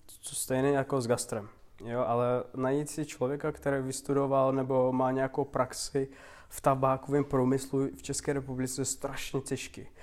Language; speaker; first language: Czech; non-native, fluent; Turkmen